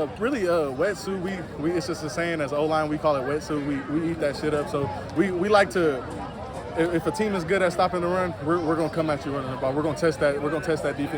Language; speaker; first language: English; native; English